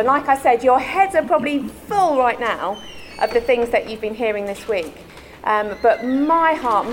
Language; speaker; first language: English; native; English